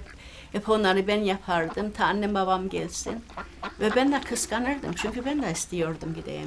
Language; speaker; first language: Turkish; early bilingual, heritage; Turkish